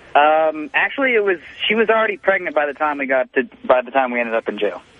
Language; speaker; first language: English; native; English